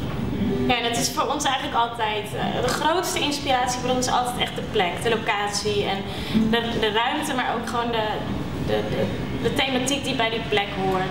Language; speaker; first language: Dutch; native; Dutch